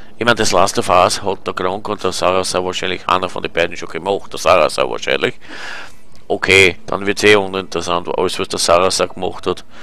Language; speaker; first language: German; native; German